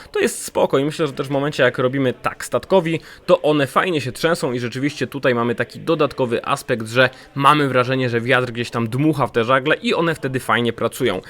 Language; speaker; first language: Polish; native; Polish